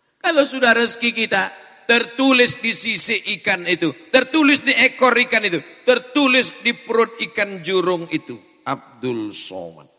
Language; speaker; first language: Indonesian; native; Indonesian